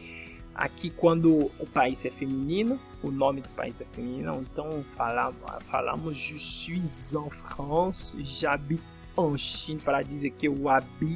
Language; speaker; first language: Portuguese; non-native, fluent; French